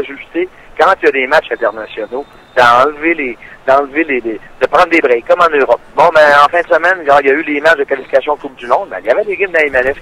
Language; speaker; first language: French; native; French